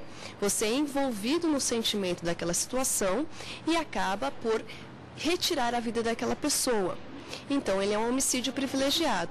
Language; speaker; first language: Portuguese; native; Portuguese